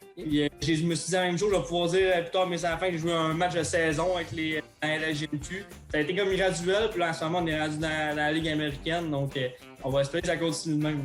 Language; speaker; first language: French; native; French